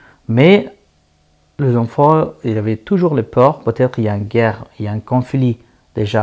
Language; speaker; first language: French; non-native, learner; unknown